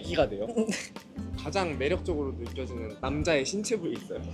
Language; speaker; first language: Korean; native; Korean